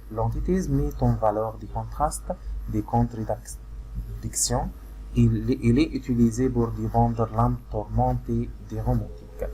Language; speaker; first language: French; non-native, fluent; Arabic